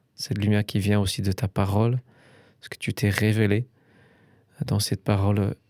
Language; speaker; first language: French; non-native, fluent; English